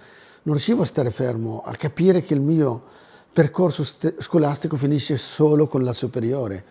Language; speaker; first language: Italian; non-native, fluent; Arabic